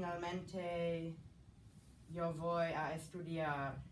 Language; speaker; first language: Spanish; non-native, learner; English